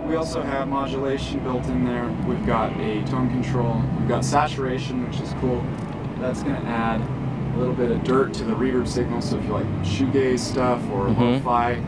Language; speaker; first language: English; native; English